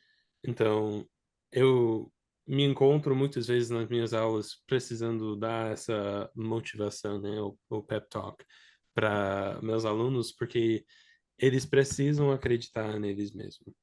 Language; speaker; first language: Portuguese; non-native, fluent; English